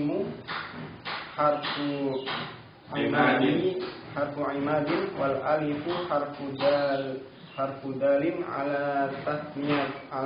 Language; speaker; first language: Arabic; non-native, learner; Indonesian